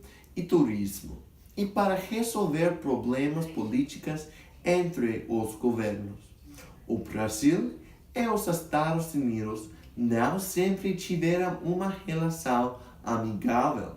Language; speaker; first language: Portuguese; non-native, learner; English